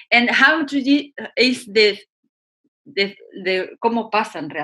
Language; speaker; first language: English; non-native, learner; Spanish